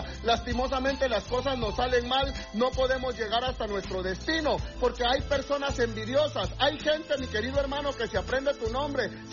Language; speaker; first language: Spanish; native; Spanish